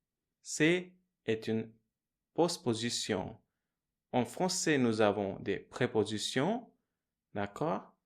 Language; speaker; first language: French; non-native, fluent; Hindi